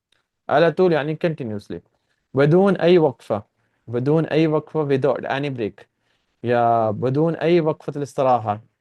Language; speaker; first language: Arabic; non-native, fluent; Urdu